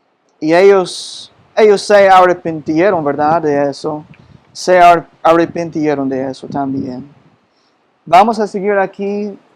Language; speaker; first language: Spanish; non-native, fluent; English